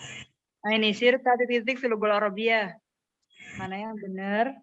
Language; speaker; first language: Indonesian; native; Indonesian